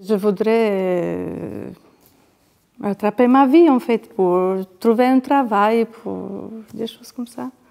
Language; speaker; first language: French; non-native, learner; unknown